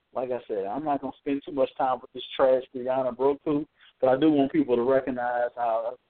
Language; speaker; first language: English; native; English